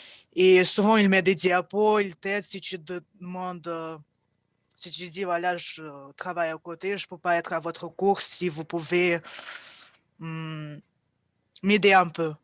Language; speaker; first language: French; non-native, fluent; Russian